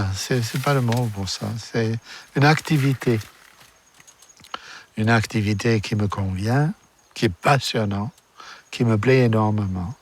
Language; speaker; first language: French; non-native, fluent; German